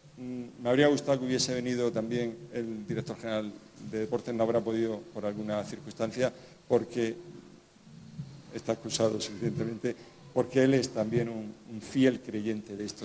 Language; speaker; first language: Spanish; native; Spanish